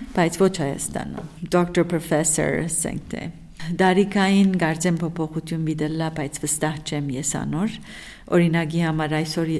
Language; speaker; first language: Armenian; early bilingual, heritage; Armenian